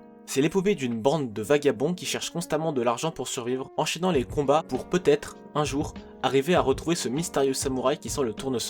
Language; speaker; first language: French; native; French